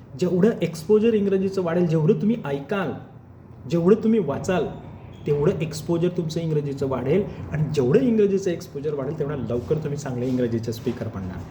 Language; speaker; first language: Marathi; native; Marathi